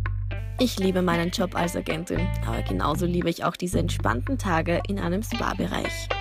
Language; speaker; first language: German; native; German